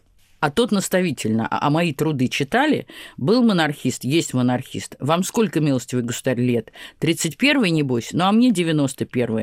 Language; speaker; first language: Russian; native; Russian